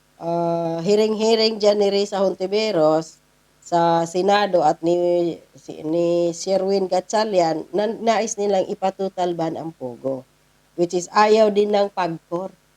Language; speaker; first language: Filipino; non-native, local second language; Cebuano